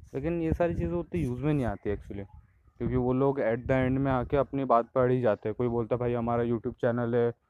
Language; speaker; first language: Hindi; native; Hindi